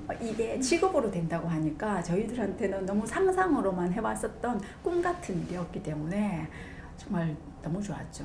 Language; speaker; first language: Korean; native; Korean